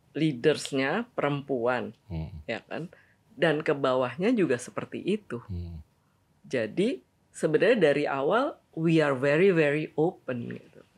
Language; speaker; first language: Indonesian; native; Indonesian